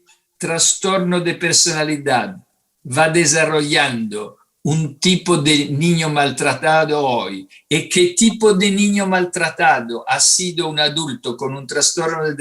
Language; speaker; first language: Spanish; non-native, fluent; Italian